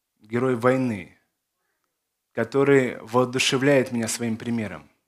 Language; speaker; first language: Russian; native; Russian